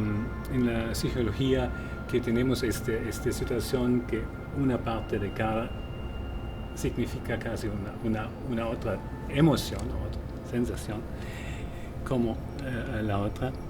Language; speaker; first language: Spanish; non-native, fluent; German